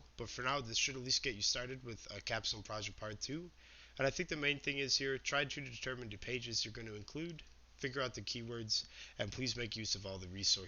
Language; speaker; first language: English; native; English